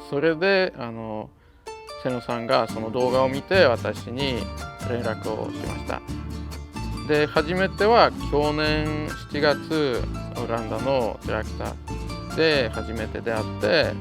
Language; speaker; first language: Japanese; non-native, fluent; Polish